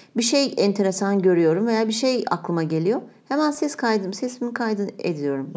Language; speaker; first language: Turkish; native; Turkish